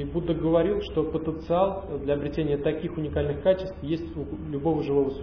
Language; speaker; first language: Russian; native; Russian